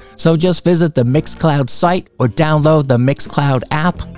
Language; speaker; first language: English; native; English